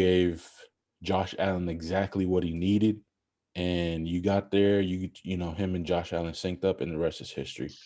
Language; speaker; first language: English; native; English